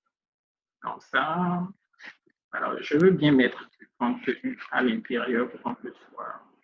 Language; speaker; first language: French; native; French